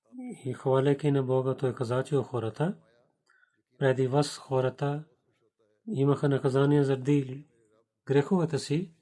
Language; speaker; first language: Bulgarian; non-native, fluent; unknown